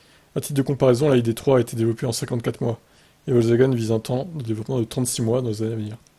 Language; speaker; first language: French; native; French